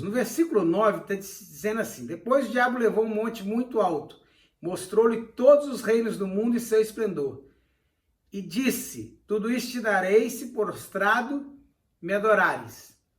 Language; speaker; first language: Portuguese; native; Portuguese